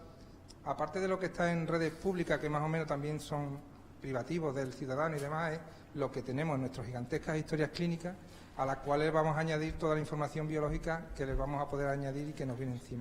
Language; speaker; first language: Spanish; native; Spanish